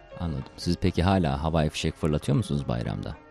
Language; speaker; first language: Turkish; native; Turkish